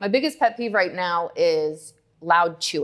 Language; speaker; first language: English; native; English